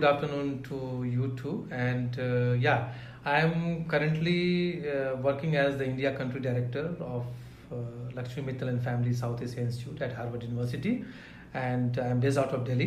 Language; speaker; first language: English; non-native, local second language; Hindi